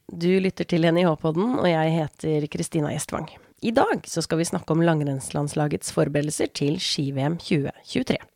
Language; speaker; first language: Norwegian; native; Norwegian